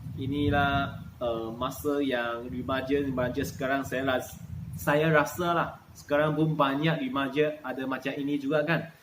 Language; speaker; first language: Malay; non-native, local second language; Chinese